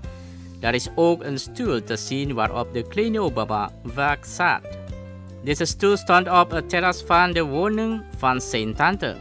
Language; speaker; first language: Dutch; non-native, learner; Indonesian